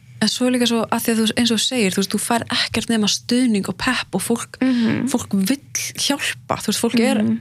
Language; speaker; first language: Icelandic; native; Icelandic